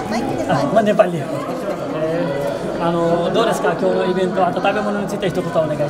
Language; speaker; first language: Japanese; non-native, fluent; Newari